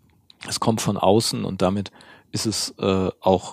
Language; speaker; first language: German; native; German